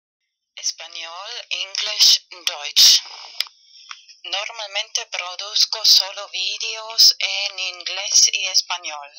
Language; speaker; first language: Spanish; non-native, fluent; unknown